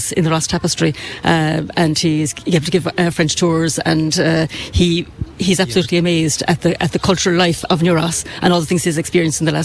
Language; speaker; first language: English; native; English